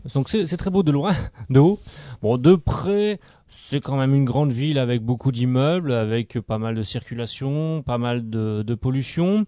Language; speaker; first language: French; native; French